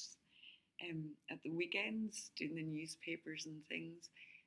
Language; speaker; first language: English; native; English